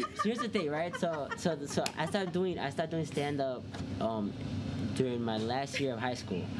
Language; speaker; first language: English; native; English